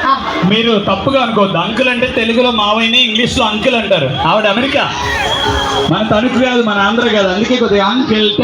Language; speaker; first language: Telugu; native; Telugu